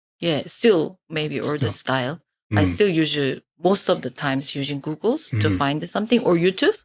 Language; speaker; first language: English; non-native, fluent; Korean